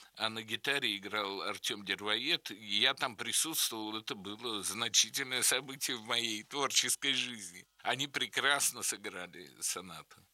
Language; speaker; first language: Russian; native; Russian